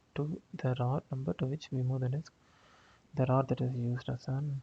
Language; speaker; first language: English; non-native, local second language; Tamil